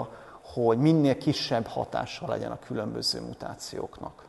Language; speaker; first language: Hungarian; native; Hungarian